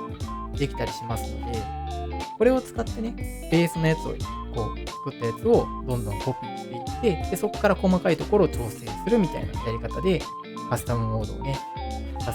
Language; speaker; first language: Japanese; native; Japanese